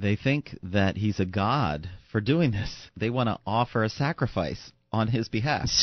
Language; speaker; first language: English; native; English